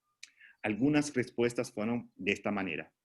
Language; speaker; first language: Spanish; non-native, fluent; Portuguese